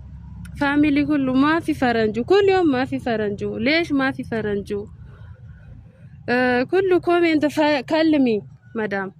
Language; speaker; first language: Arabic; non-native, learner; Amharic